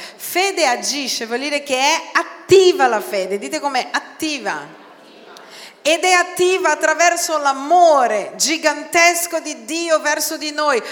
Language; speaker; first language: Italian; non-native, fluent; Portuguese